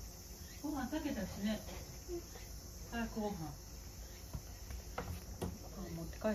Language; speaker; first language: Japanese; native; Japanese